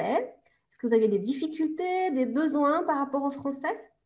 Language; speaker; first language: French; native; French